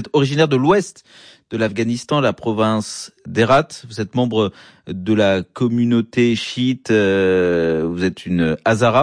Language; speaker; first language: French; native; French